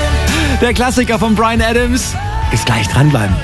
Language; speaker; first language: German; native; German